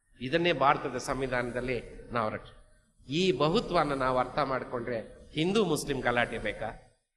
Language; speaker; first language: Kannada; non-native, local second language; Telugu